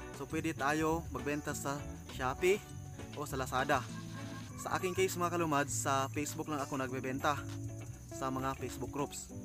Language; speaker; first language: Filipino; non-native, local second language; Cebuano